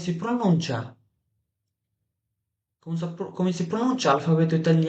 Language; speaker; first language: Italian; non-native, fluent; Bangla